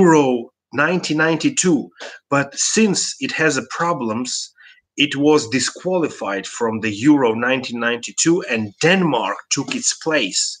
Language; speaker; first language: English; non-native, fluent; Russian